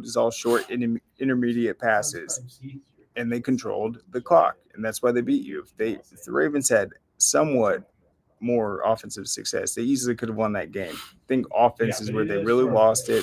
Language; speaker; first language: English; native; English